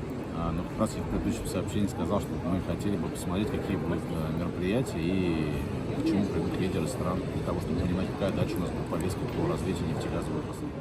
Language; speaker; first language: Russian; native; Russian